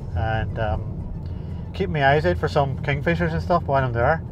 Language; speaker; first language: English; native; English